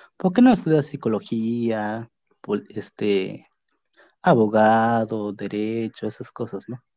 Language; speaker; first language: Spanish; native; Spanish